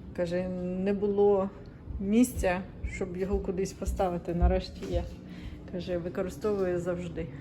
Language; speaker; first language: Ukrainian; native; Ukrainian